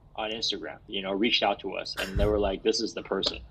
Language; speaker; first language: English; early bilingual, other home language; Chinese